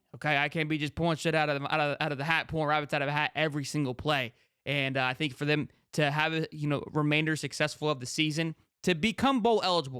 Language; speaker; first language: English; native; English